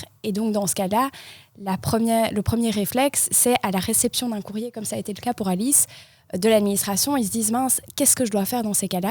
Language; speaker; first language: French; native; French